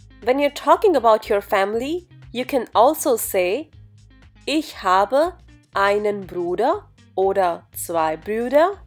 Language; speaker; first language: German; non-native, fluent; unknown